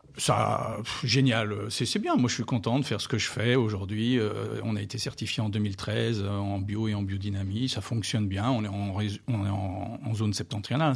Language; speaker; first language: French; native; French